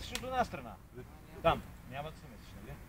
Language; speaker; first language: Bulgarian; native; Bulgarian